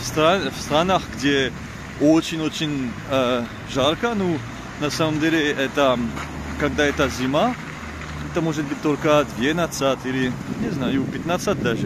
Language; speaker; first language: Russian; non-native, learner; French